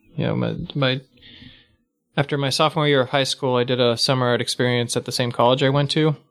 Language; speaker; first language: English; native; English